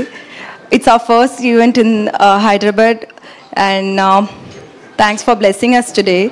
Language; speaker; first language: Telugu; non-native, learner; Tamil